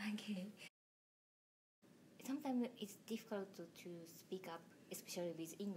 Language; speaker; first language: English; non-native, learner; Japanese